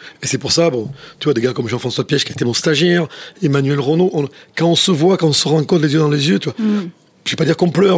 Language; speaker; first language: French; native; French